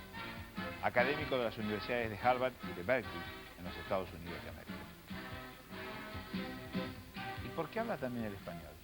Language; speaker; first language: Spanish; native; Spanish